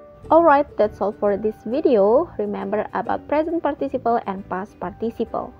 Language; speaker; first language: English; non-native, fluent; Indonesian